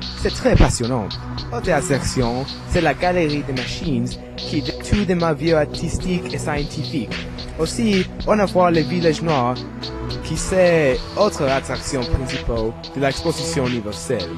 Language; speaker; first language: French; non-native, learner; English